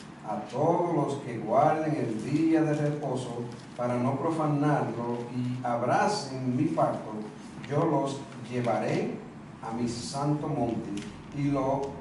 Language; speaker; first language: Spanish; native; Spanish